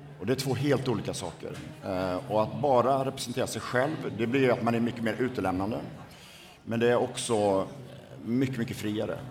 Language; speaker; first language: Swedish; native; Swedish